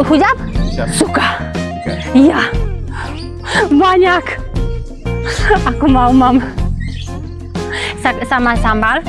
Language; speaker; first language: Indonesian; non-native, learner; Serbian